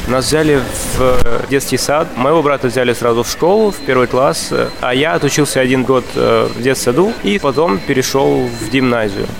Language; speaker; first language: Russian; early bilingual, other home language; Uzbek